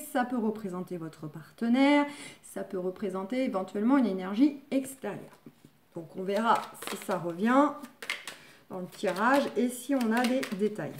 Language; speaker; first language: French; native; French